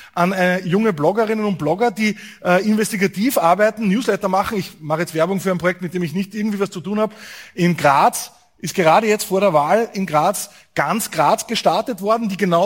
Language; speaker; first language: German; native; German